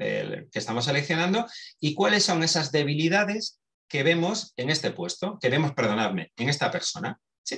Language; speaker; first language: Spanish; native; Spanish